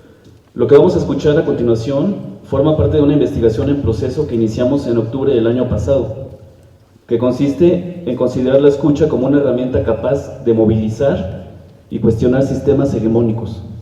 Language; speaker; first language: Spanish; native; Spanish